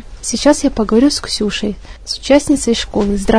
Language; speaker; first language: Russian; native; Russian